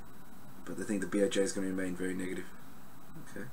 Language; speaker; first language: English; native; English